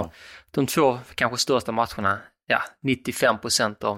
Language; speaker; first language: Swedish; native; Swedish